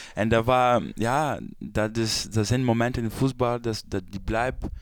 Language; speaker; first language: German; non-native, learner; Portuguese